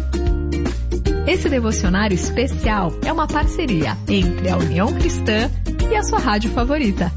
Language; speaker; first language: Portuguese; native; Portuguese